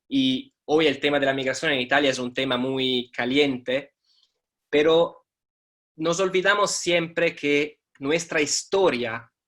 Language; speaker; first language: Spanish; non-native, fluent; Italian